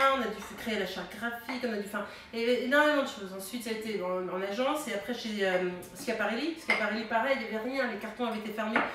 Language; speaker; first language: French; early bilingual, heritage; French